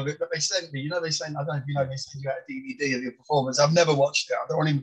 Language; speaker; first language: English; non-native, local second language; Polish